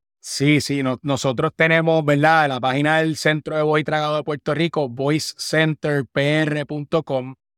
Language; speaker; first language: Spanish; native; Spanish